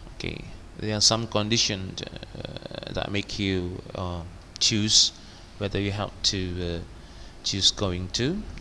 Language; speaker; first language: English; non-native, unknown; Indonesian